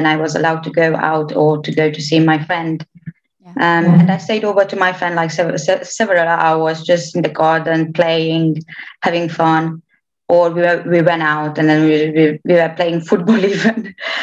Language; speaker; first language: English; non-native, fluent; Romanian